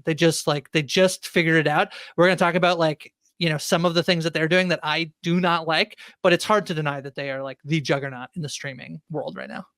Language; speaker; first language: English; native; English